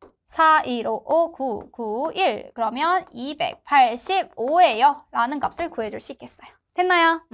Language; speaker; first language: Korean; native; Korean